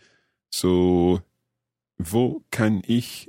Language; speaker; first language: German; non-native, learner; English